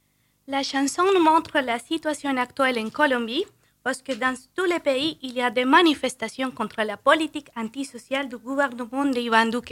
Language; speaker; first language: French; non-native, fluent; Spanish